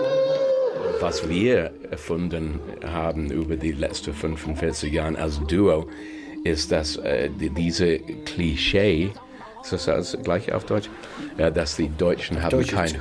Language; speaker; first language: German; non-native, fluent; English